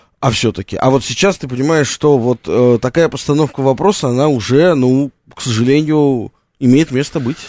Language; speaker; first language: Russian; native; Russian